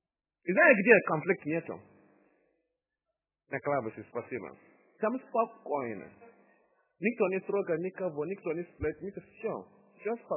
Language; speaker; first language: Russian; non-native, fluent; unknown